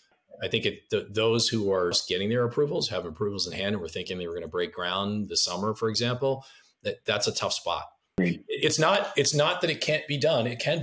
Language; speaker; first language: English; native; English